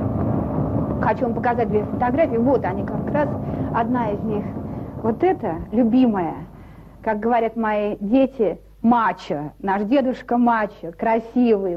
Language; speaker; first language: Russian; native; Russian